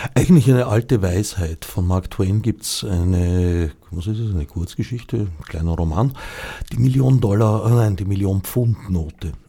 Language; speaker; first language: German; native; German